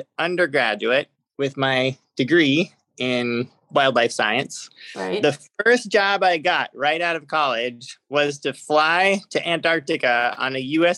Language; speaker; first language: English; native; English